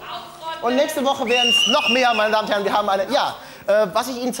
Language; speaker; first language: German; native; German